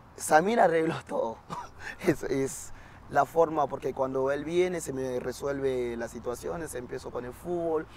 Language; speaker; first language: Spanish; non-native, fluent; French